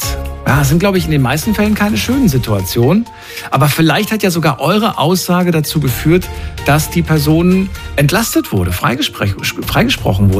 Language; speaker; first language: German; native; German